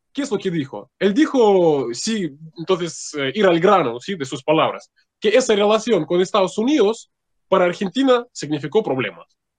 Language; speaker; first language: Spanish; non-native, fluent; Russian